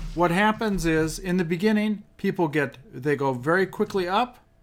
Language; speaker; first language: English; native; English